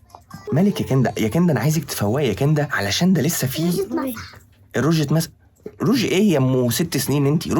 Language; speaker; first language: Arabic; native; Arabic